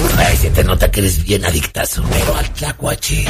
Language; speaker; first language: Spanish; native; Spanish